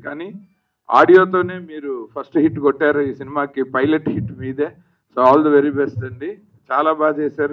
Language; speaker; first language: Telugu; native; Telugu